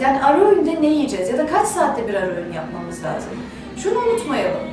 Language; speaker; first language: Turkish; native; Turkish